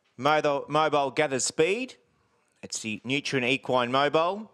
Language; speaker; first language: English; native; English